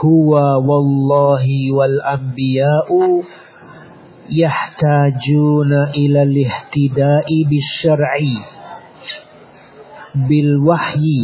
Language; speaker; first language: Arabic; non-native, fluent; Indonesian